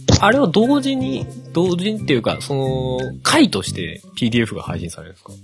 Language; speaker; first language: Japanese; native; Japanese